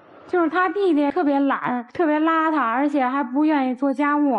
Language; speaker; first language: Chinese; native; Chinese